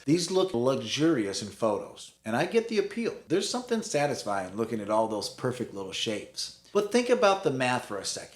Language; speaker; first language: English; native; English